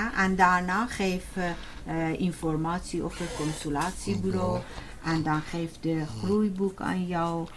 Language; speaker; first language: Dutch; non-native, fluent; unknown